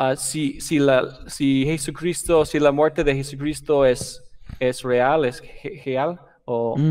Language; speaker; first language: Spanish; non-native, fluent; English